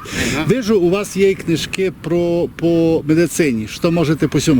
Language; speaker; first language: Ukrainian; native; Ukrainian